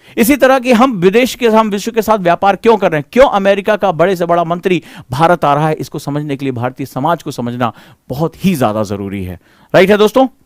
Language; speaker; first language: Hindi; native; Hindi